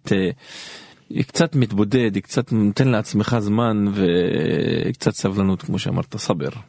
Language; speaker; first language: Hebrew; non-native, local second language; Arabic